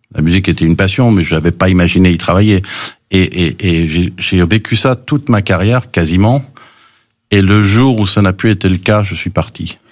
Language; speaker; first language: French; early bilingual, other home language; English